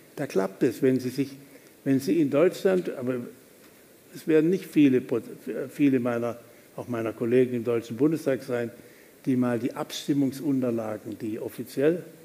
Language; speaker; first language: German; native; German